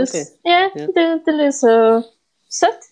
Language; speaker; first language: Danish; non-native, fluent; Polish